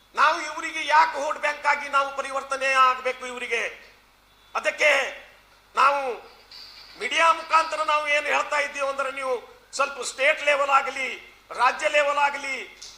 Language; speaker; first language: Kannada; non-native, local second language; Lambadi